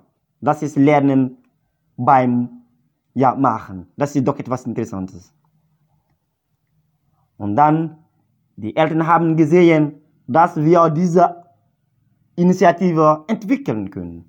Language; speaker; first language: German; non-native, learner; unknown